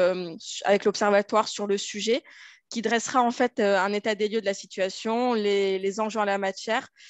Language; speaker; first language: French; native; French